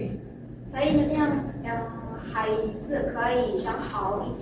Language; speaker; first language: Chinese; non-native, learner; Indonesian